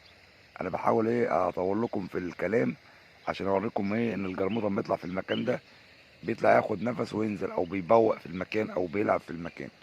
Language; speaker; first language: Arabic; native; Arabic